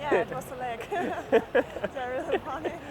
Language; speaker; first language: English; non-native, fluent; Russian